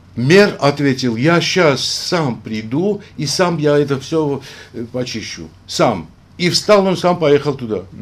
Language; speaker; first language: Russian; non-native, local second language; Armenian